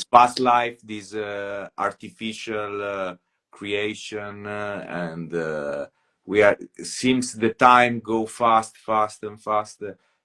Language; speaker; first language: English; non-native, fluent; Italian